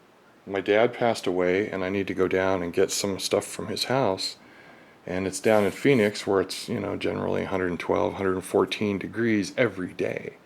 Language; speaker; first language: English; native; English